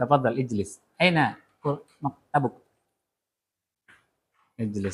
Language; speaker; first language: Arabic; non-native, fluent; Indonesian